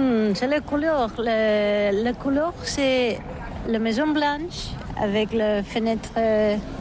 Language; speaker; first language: French; non-native, learner; Catalan